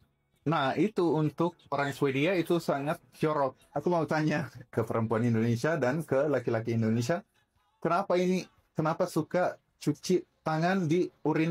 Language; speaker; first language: Indonesian; non-native, fluent; Swedish